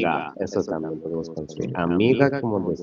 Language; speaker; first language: Spanish; non-native, fluent; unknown